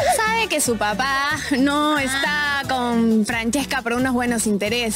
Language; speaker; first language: Spanish; native; Spanish